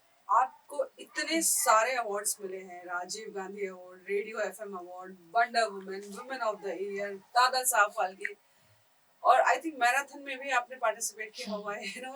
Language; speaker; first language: Hindi; native; Hindi